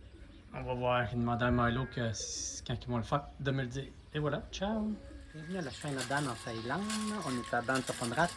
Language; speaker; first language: French; native; French